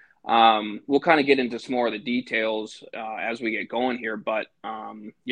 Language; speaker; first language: English; native; English